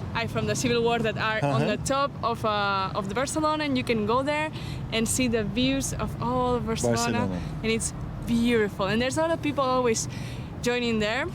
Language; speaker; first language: English; non-native, fluent; Romanian